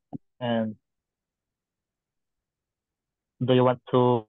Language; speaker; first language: English; non-native, learner; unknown